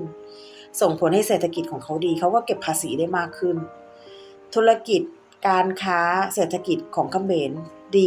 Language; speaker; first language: Thai; native; Thai